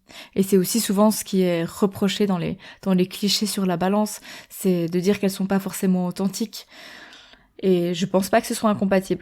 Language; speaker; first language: French; native; French